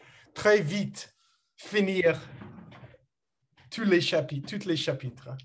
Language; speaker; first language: French; non-native, learner; English